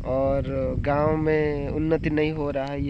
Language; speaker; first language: Hindi; non-native, local second language; Odia